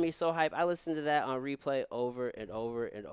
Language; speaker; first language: English; native; English